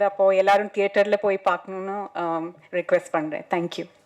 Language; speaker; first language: Tamil; non-native, fluent; Malayalam